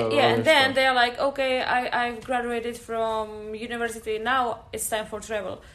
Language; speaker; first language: English; non-native, fluent; Czech